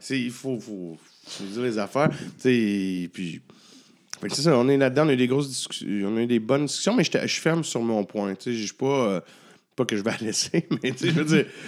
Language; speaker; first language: French; native; French